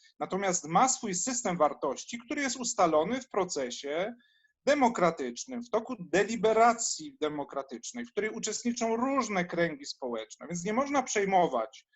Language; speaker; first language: Polish; native; Polish